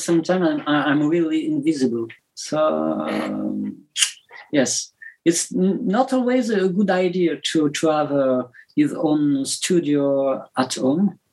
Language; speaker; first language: English; non-native, learner; French